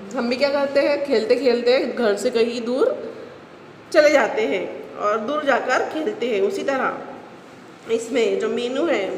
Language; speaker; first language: Hindi; non-native, local second language; Marathi